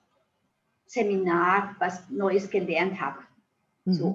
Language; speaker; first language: German; non-native, fluent; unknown